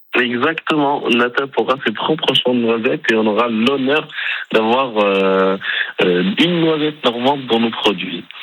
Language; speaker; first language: French; non-native, local second language; Arabic